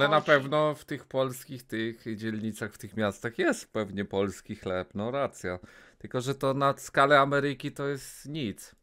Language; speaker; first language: Polish; native; Polish